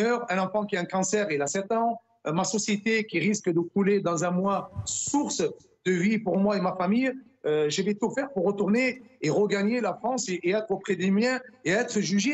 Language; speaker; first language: French; non-native, local second language; Arabic